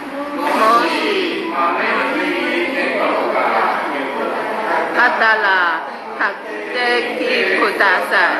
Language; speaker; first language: Japanese; non-native, learner; Chinese